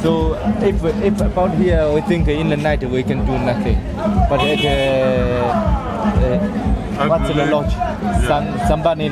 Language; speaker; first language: English; non-native, learner; Chinese